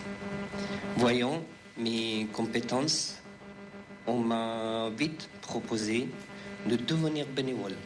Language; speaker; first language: French; non-native, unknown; Persian